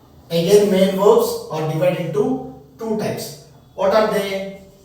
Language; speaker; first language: English; non-native, local second language; Telugu